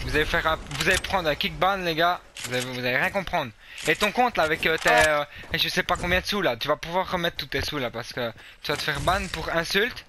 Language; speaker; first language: French; native; French